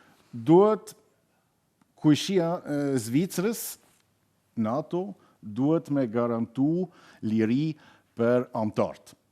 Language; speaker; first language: Albanian; non-native, learner; German